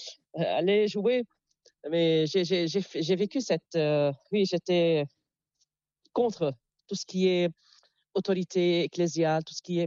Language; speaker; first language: French; non-native, local second language; Arabic